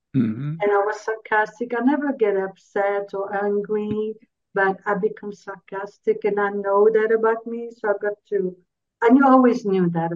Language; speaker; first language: English; non-native, fluent; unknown